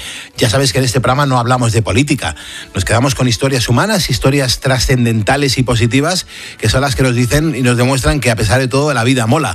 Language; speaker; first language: Spanish; native; Spanish